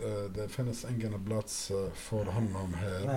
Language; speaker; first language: Swedish; non-native, fluent; Arabic